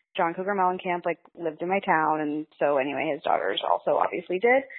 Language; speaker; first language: English; native; English